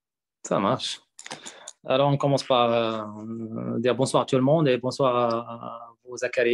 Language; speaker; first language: French; non-native, learner; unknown